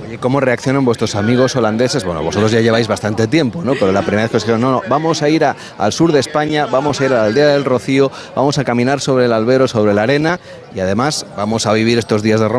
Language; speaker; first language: Spanish; native; Spanish